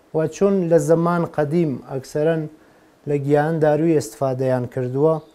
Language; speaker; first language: Central Kurdish; non-native, local second language; Gurani